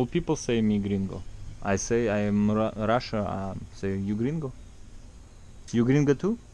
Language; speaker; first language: English; non-native, learner; Russian